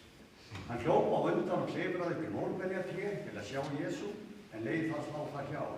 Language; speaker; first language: Icelandic; native; Icelandic